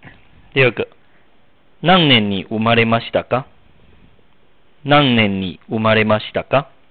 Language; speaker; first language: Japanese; non-native, fluent; Chinese